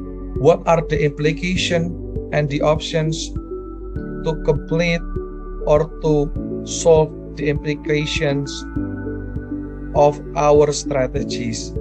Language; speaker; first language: English; non-native, learner; Indonesian